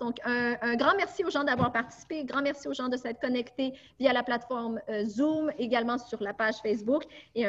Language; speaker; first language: French; native; French